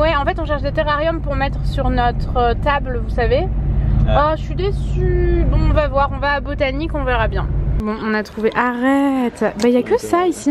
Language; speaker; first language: French; native; French